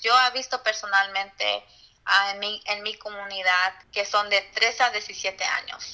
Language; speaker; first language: Spanish; early bilingual, heritage; Spanish